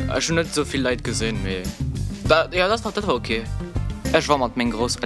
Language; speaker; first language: German; non-native, local second language; Luxembourgish